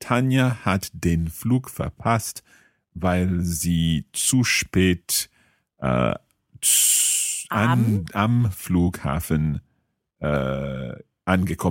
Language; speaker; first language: German; non-native, fluent; English